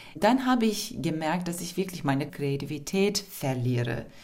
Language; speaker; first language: German; non-native, fluent; Turkish